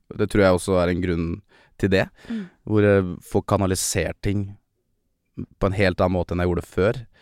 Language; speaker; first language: Norwegian; native; Norwegian